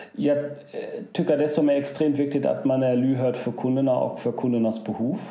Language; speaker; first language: Swedish; non-native, fluent; German